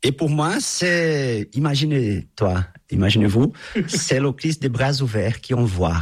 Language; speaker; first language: French; non-native, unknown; Portuguese